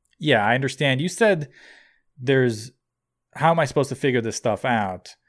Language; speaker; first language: English; native; English